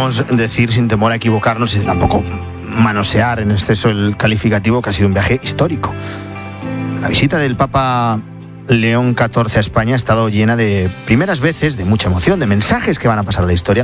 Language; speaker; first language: Spanish; native; Spanish